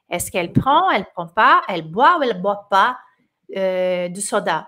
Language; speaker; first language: French; non-native, fluent; Portuguese